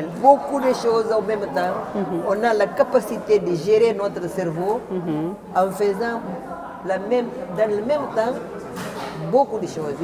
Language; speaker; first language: French; non-native, fluent; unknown